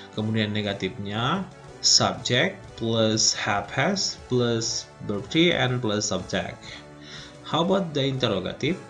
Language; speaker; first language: English; non-native, fluent; Indonesian